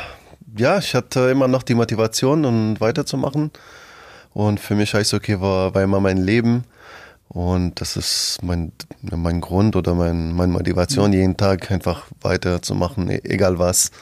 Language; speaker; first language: German; non-native, fluent; French